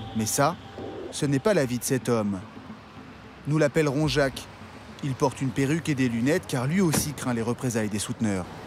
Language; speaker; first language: French; native; French